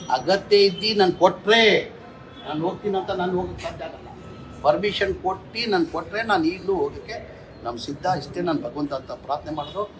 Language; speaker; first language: Kannada; non-native, local second language; Urdu